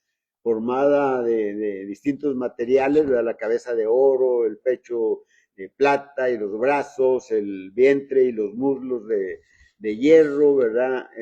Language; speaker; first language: Spanish; native; Spanish